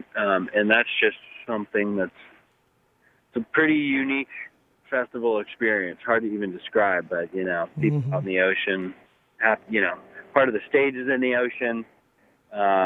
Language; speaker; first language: English; native; English